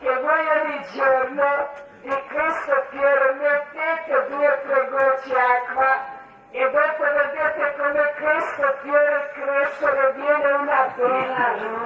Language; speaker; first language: Italian; non-native, learner; Croatian